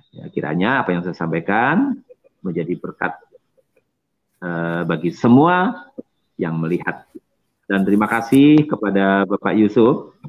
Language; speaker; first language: Indonesian; non-native, local second language; Javanese